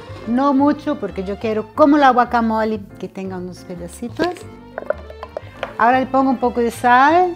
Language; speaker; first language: Spanish; non-native, fluent; Portuguese